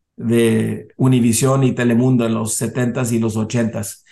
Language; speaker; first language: Spanish; early bilingual, heritage; Spanish